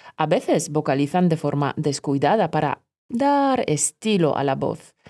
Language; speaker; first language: Spanish; non-native, fluent; Polish